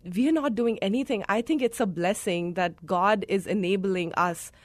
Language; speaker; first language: English; non-native, local second language; Hindi